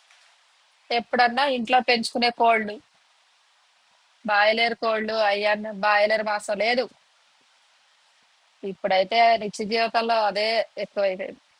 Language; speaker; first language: Telugu; native; Telugu